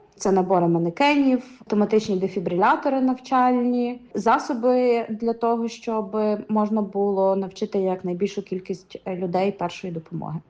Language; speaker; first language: Ukrainian; native; Ukrainian